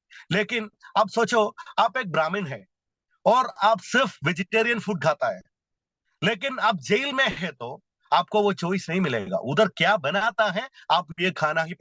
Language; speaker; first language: Hindi; non-native, local second language; Malayalam